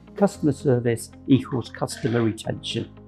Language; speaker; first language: English; native; English